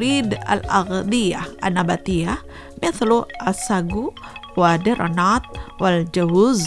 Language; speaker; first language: Arabic; non-native, fluent; Indonesian